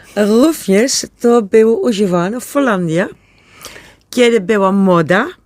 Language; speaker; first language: Polish; non-native, learner; Dutch